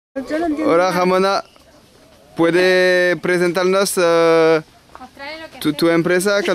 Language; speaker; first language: Spanish; non-native, learner; French